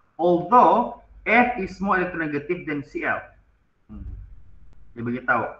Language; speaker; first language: English; non-native, local second language; Malay